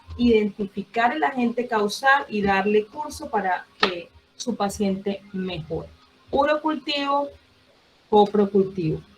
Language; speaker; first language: Spanish; native; Spanish